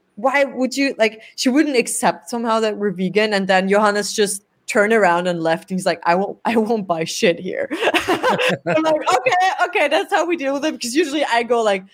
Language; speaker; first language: English; non-native, fluent; German